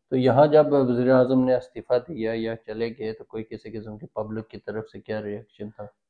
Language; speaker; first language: Urdu; native; Urdu